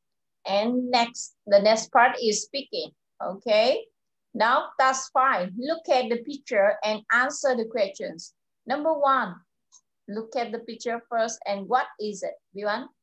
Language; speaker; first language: English; non-native, fluent; Vietnamese